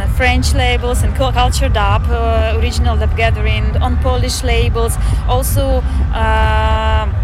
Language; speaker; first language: English; non-native, fluent; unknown